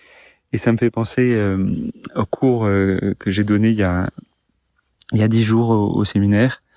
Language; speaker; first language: French; native; French